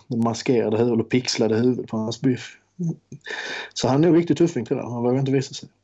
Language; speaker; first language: Swedish; native; Swedish